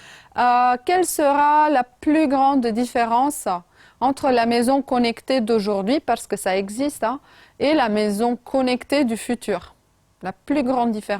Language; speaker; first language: French; non-native, fluent; Romanian